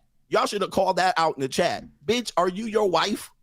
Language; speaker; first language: English; native; English